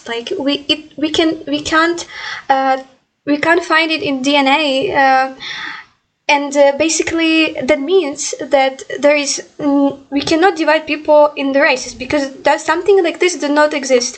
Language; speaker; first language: English; non-native, fluent; Ukrainian